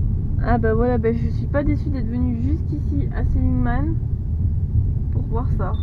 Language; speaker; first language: French; native; French